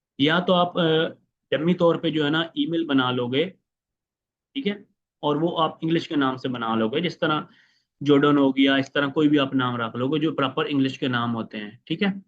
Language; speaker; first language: Urdu; non-native, local second language; Punjabi